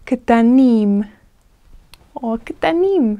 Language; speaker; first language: Hebrew; non-native, fluent; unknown